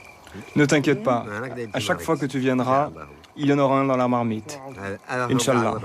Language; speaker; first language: French; non-native, local second language; Arabic